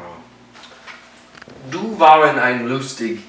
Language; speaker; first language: German; non-native, learner; English